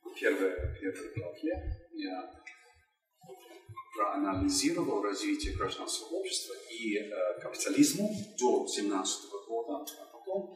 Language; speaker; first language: Russian; non-native, fluent; English